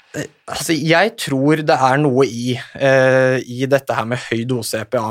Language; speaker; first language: Norwegian; native; Norwegian